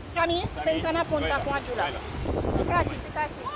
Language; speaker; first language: Portuguese; non-native, learner; Haitian Creole